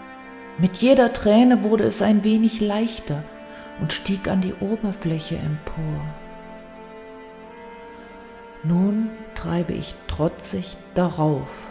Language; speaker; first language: German; native; German